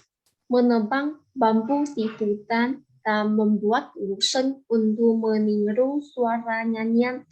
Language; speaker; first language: Indonesian; non-native, fluent; Chinese